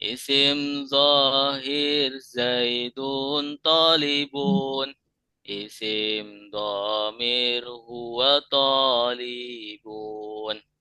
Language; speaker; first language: Arabic; non-native, fluent; Indonesian